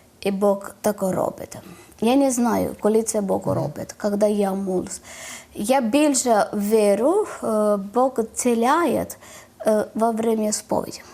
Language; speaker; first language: Ukrainian; non-native, learner; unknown